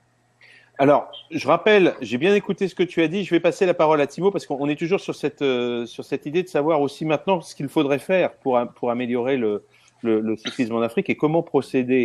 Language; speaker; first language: French; native; French